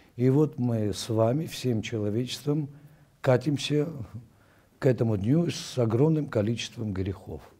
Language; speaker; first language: Russian; non-native, local second language; Armenian